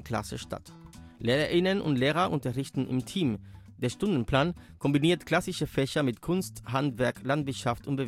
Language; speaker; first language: German; native; German